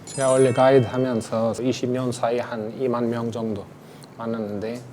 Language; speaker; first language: Korean; non-native, fluent; Arabic